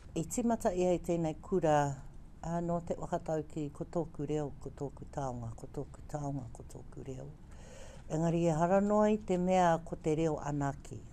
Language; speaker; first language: Māori; native; Māori